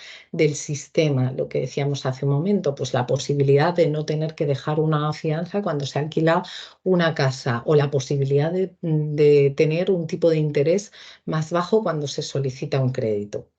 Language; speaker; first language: Spanish; native; Spanish